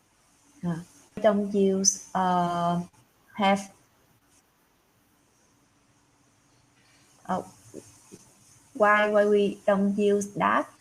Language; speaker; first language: English; non-native, learner; Vietnamese